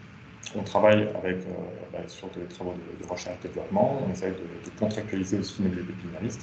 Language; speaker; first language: French; native; French